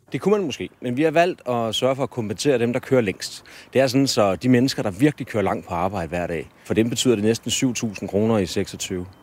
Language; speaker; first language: Danish; native; Danish